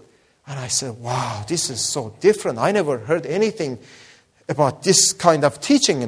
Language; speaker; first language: English; non-native, fluent; Persian